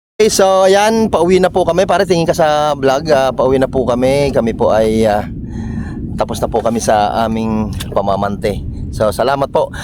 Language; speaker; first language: Filipino; native; Filipino